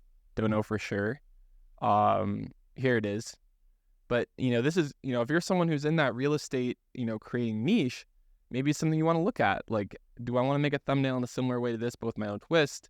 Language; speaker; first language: English; native; English